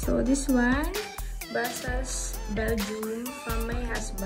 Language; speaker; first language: English; non-native, local second language; Filipino